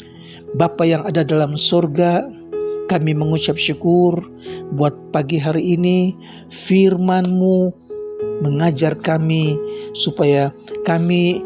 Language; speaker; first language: Indonesian; native; Indonesian